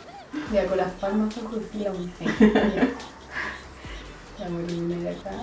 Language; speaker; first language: Spanish; native; Spanish